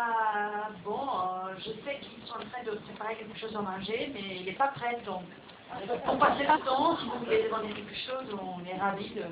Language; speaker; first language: French; non-native, fluent; Spanish